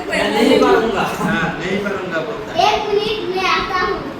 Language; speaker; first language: Hindi; non-native, learner; Bangla